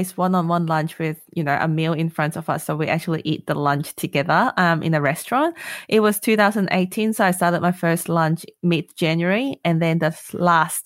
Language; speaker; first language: English; non-native, local second language; Cantonese